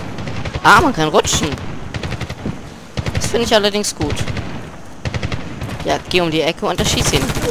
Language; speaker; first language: German; native; German